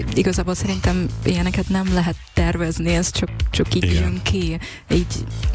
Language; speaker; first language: Hungarian; non-native, local second language; Ukrainian